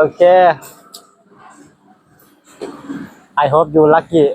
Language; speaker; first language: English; non-native, learner; Northeastern Thai